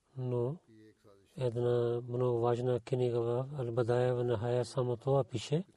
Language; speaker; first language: Bulgarian; non-native, learner; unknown